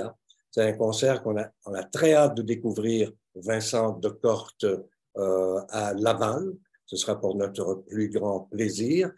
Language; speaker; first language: French; native; French